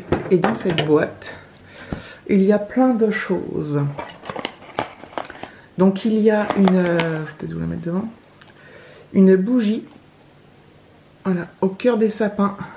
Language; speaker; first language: French; native; French